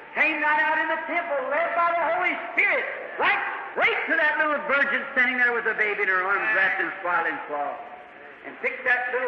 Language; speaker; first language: English; native; English